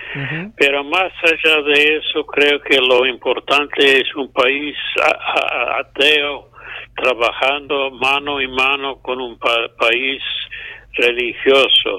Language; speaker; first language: Spanish; non-native, fluent; English